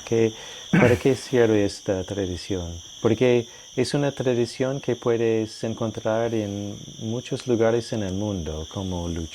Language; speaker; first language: Spanish; non-native, fluent; English